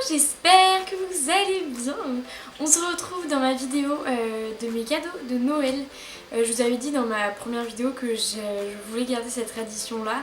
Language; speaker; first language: French; native; French